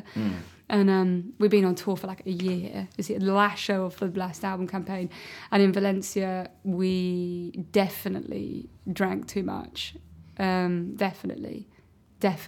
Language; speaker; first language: English; native; English